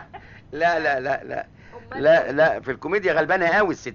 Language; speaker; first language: Arabic; native; Arabic